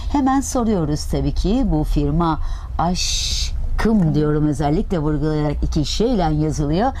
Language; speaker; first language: Turkish; native; Turkish